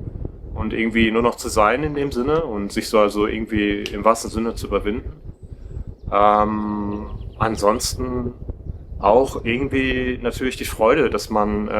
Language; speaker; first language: German; native; German